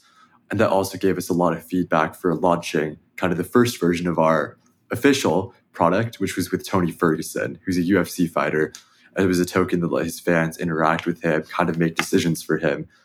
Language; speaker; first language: English; native; English